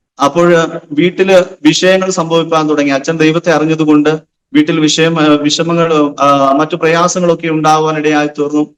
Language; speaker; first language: Malayalam; non-native, local second language; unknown